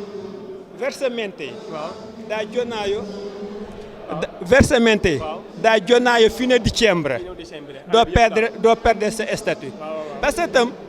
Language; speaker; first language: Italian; non-native, learner; Wolof